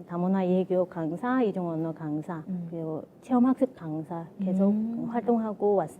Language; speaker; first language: Korean; non-native, fluent; Vietnamese